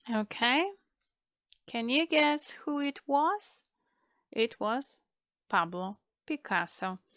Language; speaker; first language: English; non-native, fluent; Macedonian